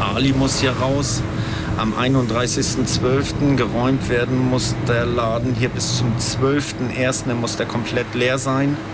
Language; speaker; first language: German; native; German